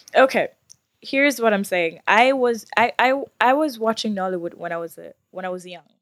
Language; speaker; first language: English; non-native, local second language; Swahili